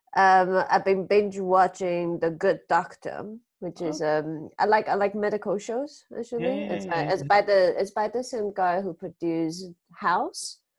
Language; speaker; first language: English; early bilingual, other home language; Chinese